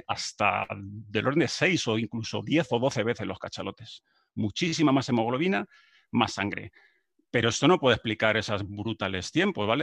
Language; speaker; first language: Spanish; native; Spanish